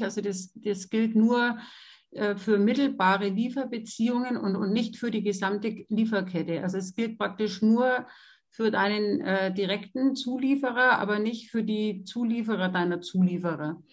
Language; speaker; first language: German; native; German